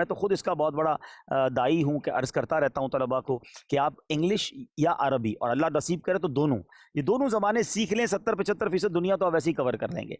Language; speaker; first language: Urdu; native; Urdu